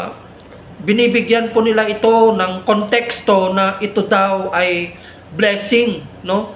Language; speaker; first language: Filipino; native; Filipino